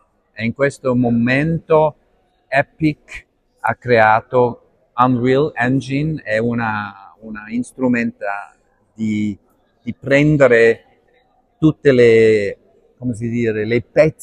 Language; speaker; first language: Italian; non-native, learner; Arabic